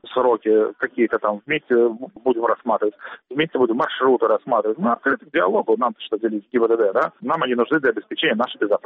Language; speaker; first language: Russian; native; Russian